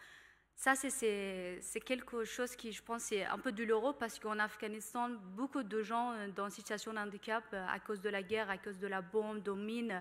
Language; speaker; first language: French; non-native, learner; Persian